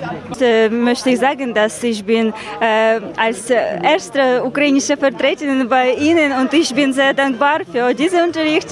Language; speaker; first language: German; non-native, learner; Ukrainian